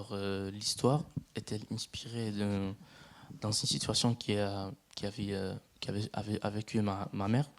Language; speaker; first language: French; non-native, fluent; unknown